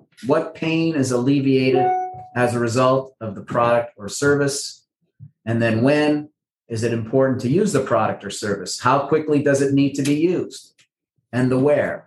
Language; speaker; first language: English; native; English